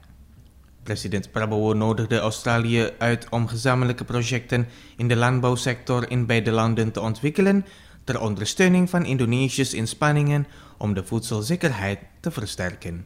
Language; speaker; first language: Dutch; non-native, fluent; Indonesian